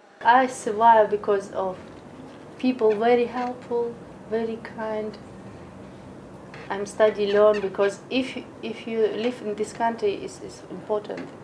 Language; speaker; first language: English; non-native, learner; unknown